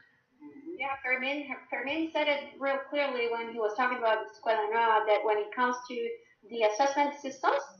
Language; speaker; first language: English; non-native, fluent; Spanish